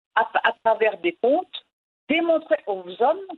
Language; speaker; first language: French; non-native, local second language; Arabic